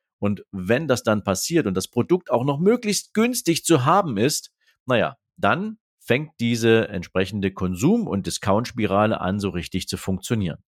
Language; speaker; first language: German; native; German